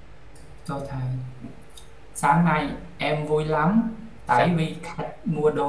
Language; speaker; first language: Vietnamese; non-native, learner; Khmer